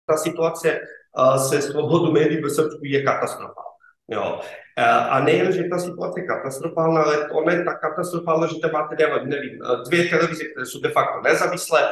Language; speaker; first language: Czech; non-native, fluent; Serbian